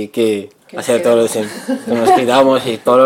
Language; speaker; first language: Spanish; non-native, learner; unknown